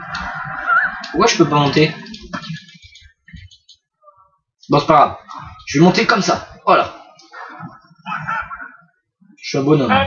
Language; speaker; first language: French; native; French